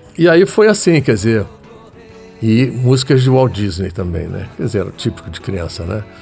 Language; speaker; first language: Portuguese; native; Portuguese